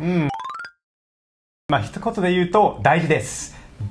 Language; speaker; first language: Japanese; non-native, fluent; English